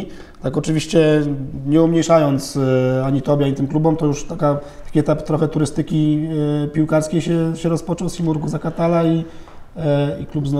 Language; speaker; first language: Polish; native; Polish